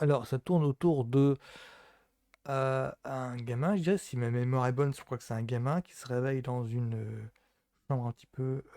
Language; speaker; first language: French; native; French